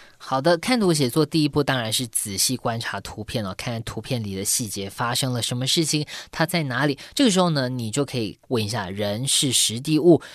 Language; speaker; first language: Chinese; native; Chinese